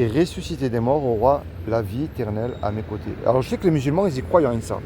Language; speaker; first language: French; native; French